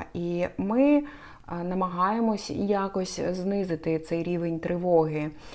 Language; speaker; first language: Ukrainian; non-native, local second language; Russian